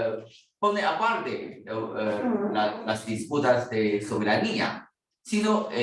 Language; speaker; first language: Spanish; non-native, fluent; Chinese